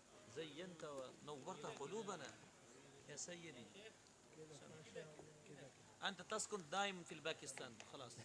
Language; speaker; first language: Arabic; non-native, learner; Urdu